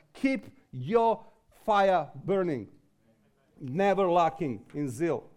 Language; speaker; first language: English; non-native, fluent; Serbian